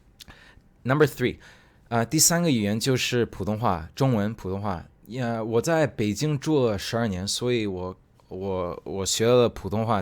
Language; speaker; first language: Chinese; non-native, fluent; Cantonese